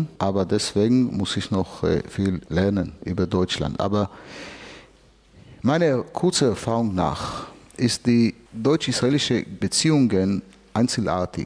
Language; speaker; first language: German; non-native, fluent; Hebrew